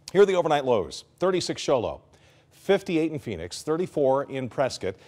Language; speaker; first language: English; native; English